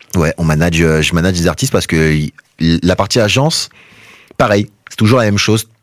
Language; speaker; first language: French; native; French